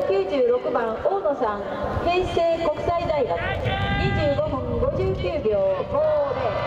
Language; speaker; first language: Japanese; native; Japanese